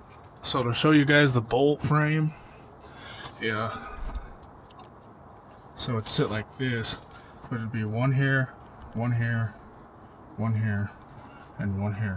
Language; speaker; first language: English; native; English